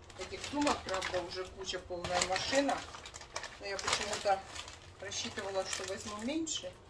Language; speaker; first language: Russian; native; Russian